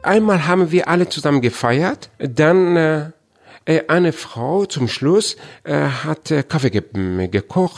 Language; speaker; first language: German; non-native, fluent; Persian